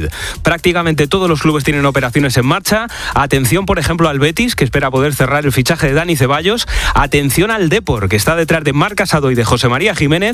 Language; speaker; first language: Spanish; native; Spanish